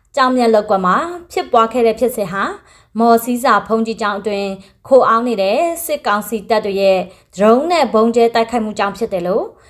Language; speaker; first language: Burmese; native; Burmese